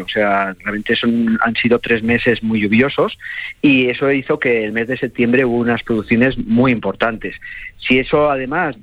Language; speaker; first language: Spanish; native; Spanish